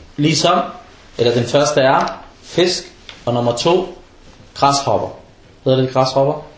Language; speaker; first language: Danish; non-native, fluent; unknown